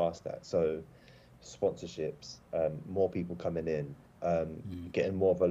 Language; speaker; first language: English; native; English